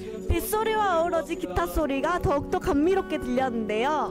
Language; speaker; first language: Korean; native; Korean